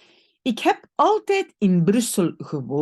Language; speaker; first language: Dutch; non-native, local second language; French